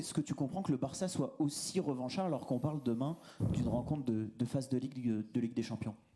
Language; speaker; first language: French; native; French